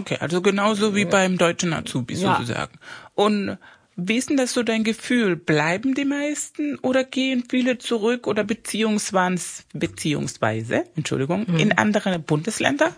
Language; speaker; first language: German; non-native, fluent; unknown